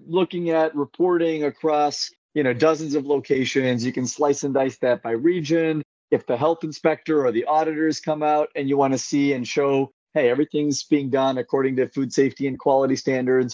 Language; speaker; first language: English; native; English